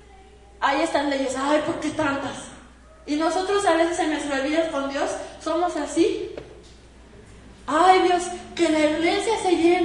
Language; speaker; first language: Spanish; native; Spanish